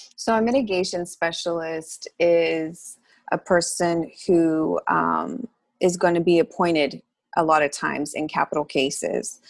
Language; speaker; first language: English; native; English